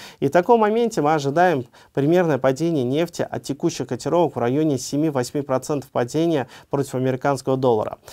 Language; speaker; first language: Russian; non-native, local second language; Uzbek